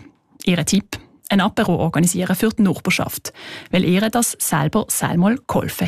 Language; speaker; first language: German; native; German